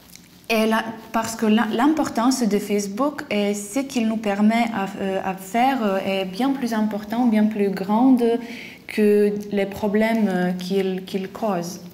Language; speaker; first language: French; non-native, fluent; Lithuanian